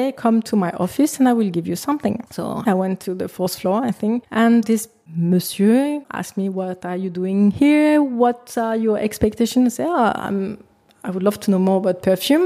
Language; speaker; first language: English; non-native, fluent; French